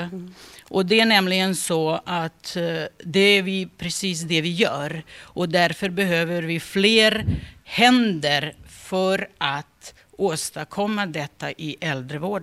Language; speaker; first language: Swedish; non-native, fluent; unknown